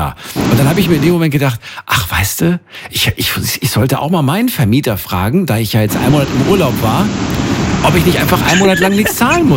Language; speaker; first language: German; native; German